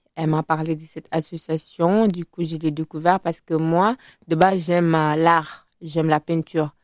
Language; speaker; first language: French; non-native, fluent; Italian